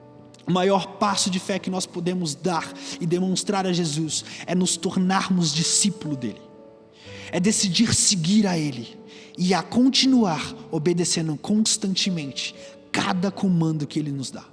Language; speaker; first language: Portuguese; native; Portuguese